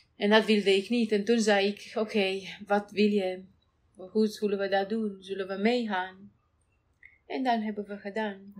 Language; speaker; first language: Dutch; non-native, fluent; Romanian